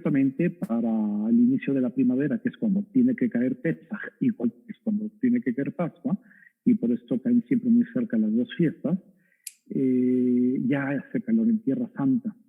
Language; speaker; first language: Spanish; native; Spanish